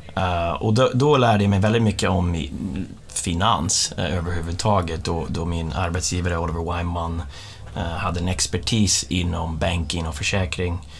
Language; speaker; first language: Swedish; non-native, fluent; English